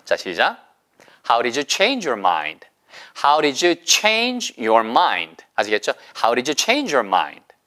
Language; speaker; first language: English; non-native, fluent; Korean